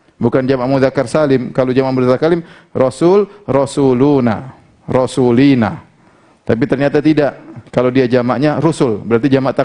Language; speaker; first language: Indonesian; native; Indonesian